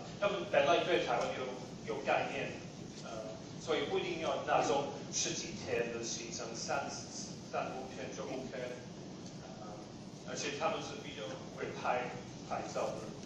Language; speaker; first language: Chinese; non-native, fluent; English